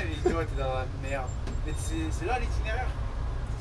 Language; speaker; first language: French; native; French